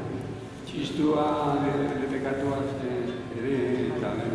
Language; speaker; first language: Basque; non-native, local second language; Spanish